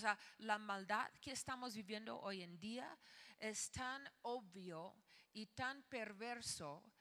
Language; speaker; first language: Spanish; non-native, fluent; English